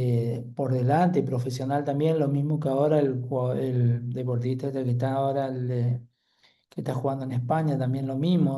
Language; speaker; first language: Spanish; native; Spanish